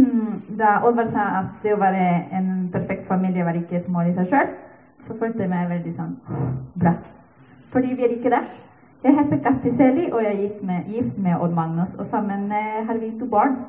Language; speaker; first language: Norwegian; non-native, fluent; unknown